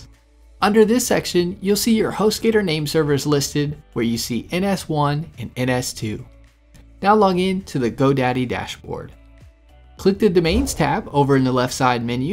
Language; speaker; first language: English; native; English